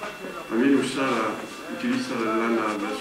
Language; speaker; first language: Spanish; non-native, learner; French